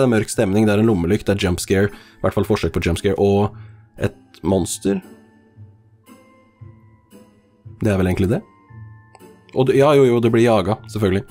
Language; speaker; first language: Norwegian; native; Norwegian